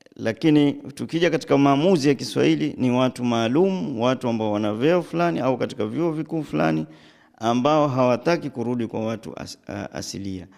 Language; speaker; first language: Swahili; native; Swahili